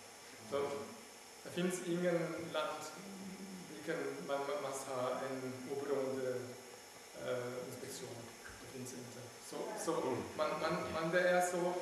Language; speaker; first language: Swedish; non-native, learner; German